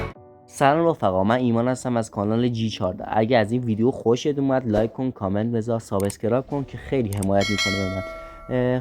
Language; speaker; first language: Persian; native; Persian